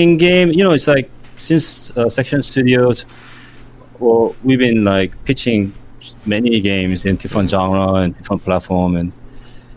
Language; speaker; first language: English; non-native, fluent; Korean